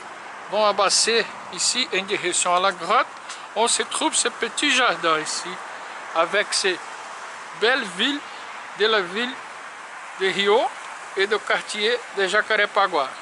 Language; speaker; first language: French; non-native, learner; Portuguese